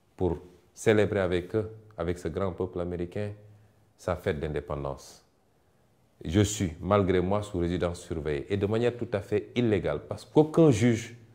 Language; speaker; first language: French; non-native, local second language; Wolof